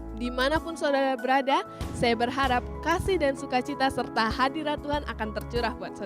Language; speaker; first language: Indonesian; native; Indonesian